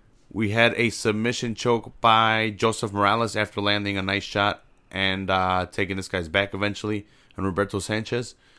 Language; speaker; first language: English; native; English